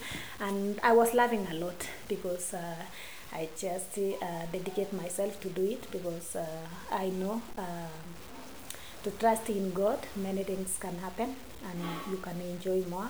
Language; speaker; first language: English; non-native, local second language; Kalenjin